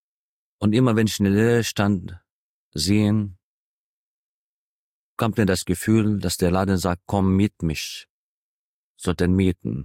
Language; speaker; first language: German; non-native, fluent; Arabic